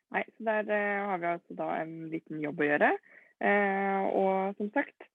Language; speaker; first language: Norwegian; native; Norwegian